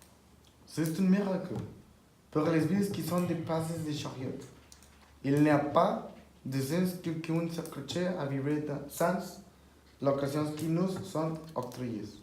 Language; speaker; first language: French; non-native, learner; Spanish